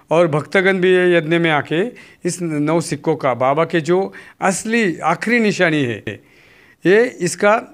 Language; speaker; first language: Hindi; non-native, local second language; Marathi